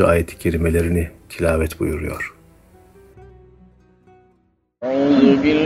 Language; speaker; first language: Turkish; native; Turkish